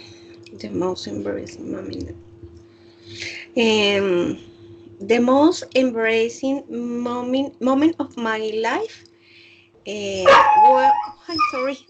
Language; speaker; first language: English; non-native, learner; Spanish